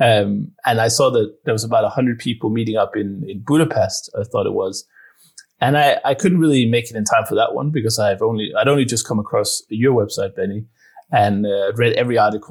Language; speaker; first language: English; non-native, fluent; Danish